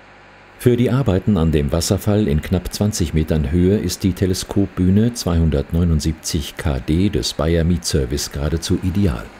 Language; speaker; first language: German; native; German